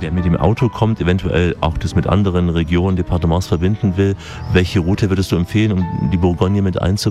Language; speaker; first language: German; native; German